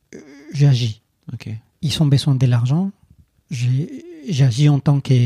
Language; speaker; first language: French; non-native, fluent; Spanish